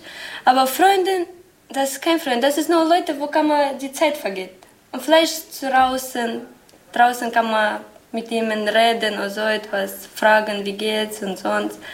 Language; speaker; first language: German; non-native, learner; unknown